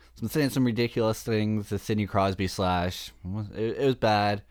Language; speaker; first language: English; native; English